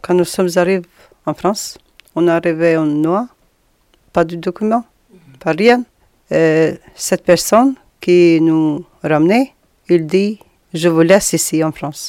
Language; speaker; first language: French; non-native, learner; Albanian